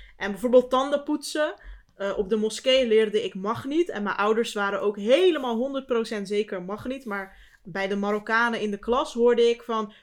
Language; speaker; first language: Dutch; early bilingual, other home language; Turkish